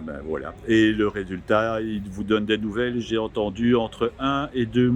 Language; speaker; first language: French; native; French